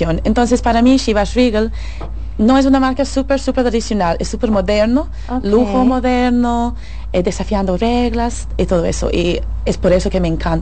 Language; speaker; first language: Spanish; non-native, fluent; English